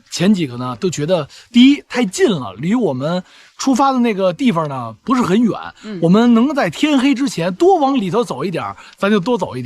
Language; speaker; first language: Chinese; native; Chinese